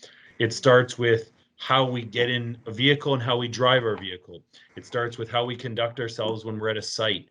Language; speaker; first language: English; native; English